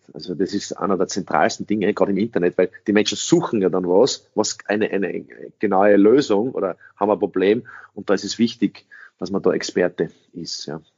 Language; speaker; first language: German; early bilingual, other home language; English